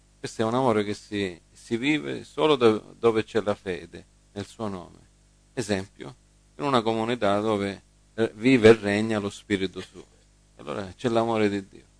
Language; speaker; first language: Italian; early bilingual, heritage; English